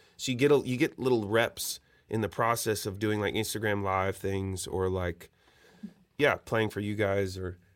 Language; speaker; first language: English; native; English